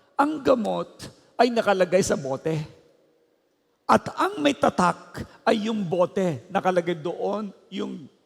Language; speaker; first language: Filipino; native; Filipino